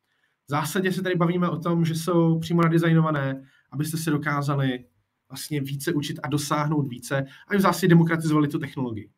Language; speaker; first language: Czech; native; Czech